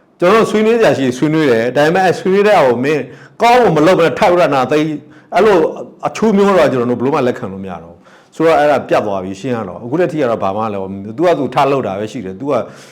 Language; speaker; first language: Burmese; non-native, local second language; S'gaw Karen